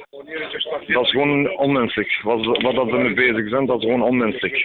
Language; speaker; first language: Dutch; non-native, fluent; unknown